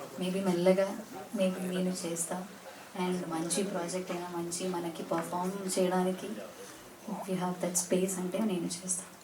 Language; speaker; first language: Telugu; non-native, learner; Malayalam